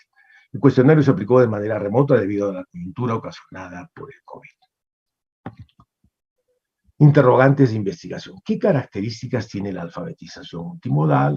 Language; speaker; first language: Spanish; native; Spanish